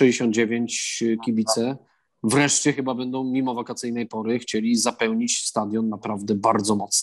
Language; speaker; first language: Polish; native; Polish